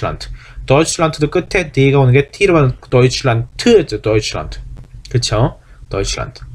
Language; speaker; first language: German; non-native, fluent; Korean